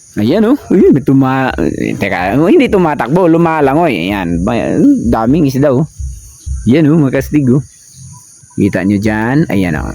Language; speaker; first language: Filipino; non-native, local second language; Cebuano